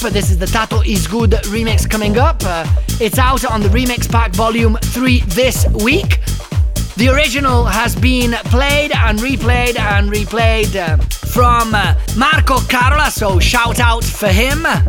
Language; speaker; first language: English; non-native, fluent; Italian